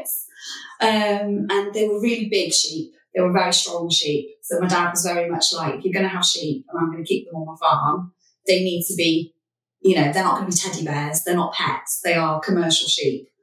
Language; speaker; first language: English; native; English